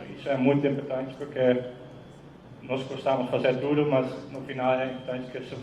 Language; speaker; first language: Portuguese; non-native, fluent; Dutch